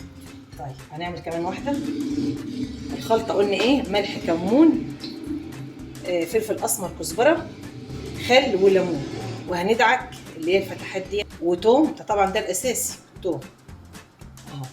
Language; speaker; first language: Arabic; native; Arabic